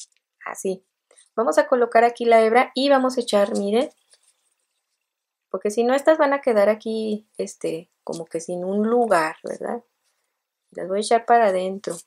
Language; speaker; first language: Spanish; native; Spanish